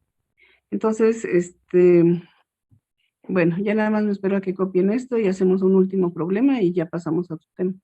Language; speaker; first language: Spanish; native; Spanish